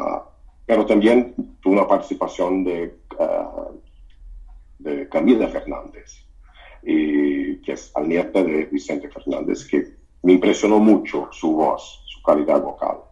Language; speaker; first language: Spanish; non-native, fluent; Portuguese